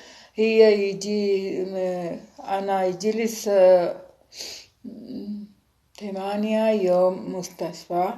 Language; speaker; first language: Arabic; non-native, learner; Sinhala